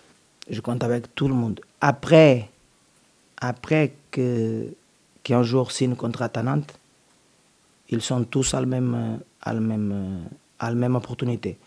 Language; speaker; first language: French; non-native, learner; Portuguese